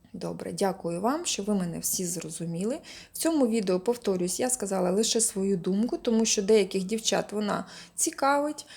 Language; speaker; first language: Ukrainian; non-native, local second language; Russian